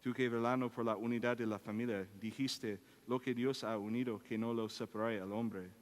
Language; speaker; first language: Spanish; non-native, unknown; English